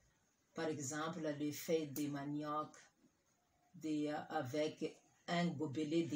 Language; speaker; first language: French; non-native, local second language; Malagasy